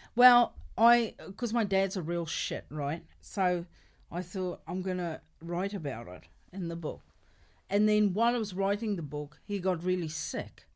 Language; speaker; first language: English; non-native, local second language; Afrikaans